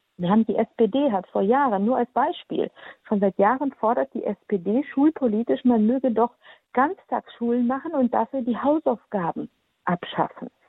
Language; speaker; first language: German; early bilingual, heritage; German